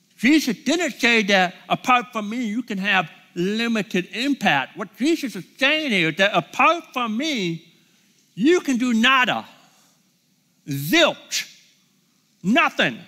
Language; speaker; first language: English; native; English